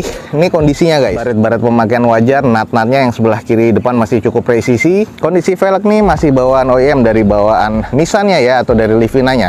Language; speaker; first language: Indonesian; native; Indonesian